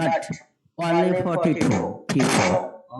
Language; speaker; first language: English; non-native, learner; Bangla